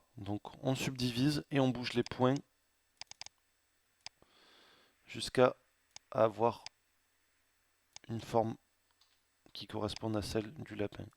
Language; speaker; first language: French; native; French